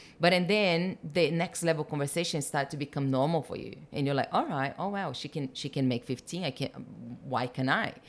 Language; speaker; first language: English; non-native, fluent; Portuguese